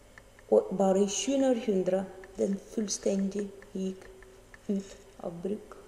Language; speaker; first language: Norwegian; non-native, fluent; Russian